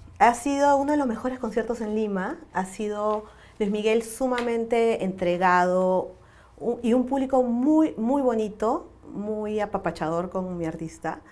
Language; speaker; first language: Spanish; native; Spanish